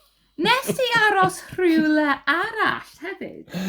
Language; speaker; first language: Welsh; non-native, fluent; English